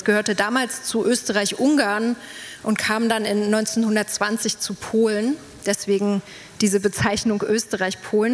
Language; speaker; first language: German; native; German